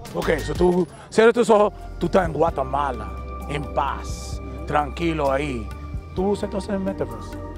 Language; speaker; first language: Spanish; early bilingual, heritage; Spanish